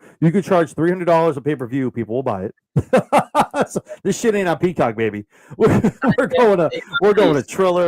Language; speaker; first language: English; native; English